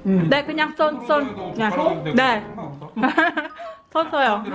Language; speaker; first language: Korean; non-native, learner; Vietnamese